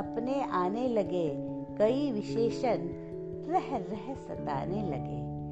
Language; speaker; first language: Hindi; non-native, local second language; Kannada